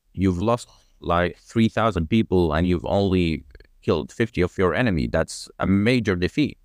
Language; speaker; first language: English; non-native, fluent; Arabic